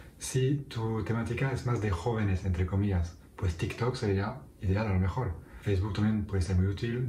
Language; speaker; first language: Spanish; non-native, fluent; French